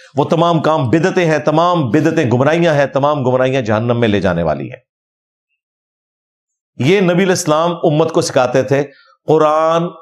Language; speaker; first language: Urdu; non-native, local second language; Punjabi